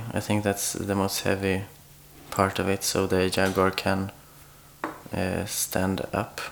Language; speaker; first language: English; non-native, fluent; Swedish